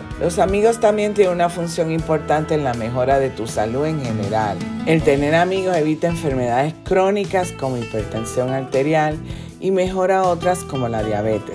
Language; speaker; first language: Spanish; native; Spanish